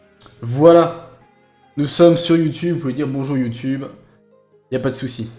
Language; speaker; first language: French; native; French